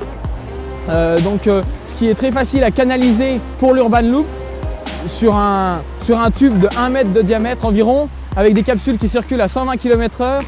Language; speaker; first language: French; native; French